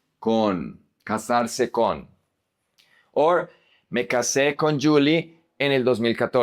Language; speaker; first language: Spanish; non-native, fluent; English